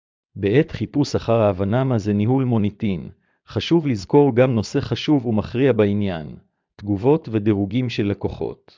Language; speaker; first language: Hebrew; native; Hebrew